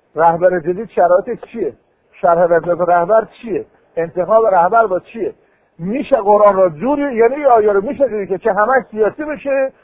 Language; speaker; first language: Persian; native; Persian